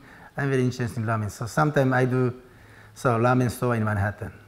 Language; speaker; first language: English; non-native, learner; Japanese